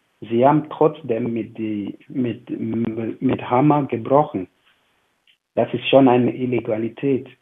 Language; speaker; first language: German; non-native, fluent; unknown